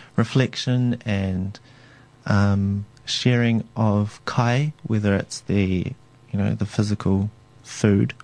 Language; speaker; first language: English; native; English